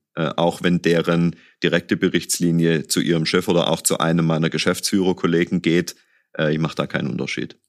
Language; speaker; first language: German; native; German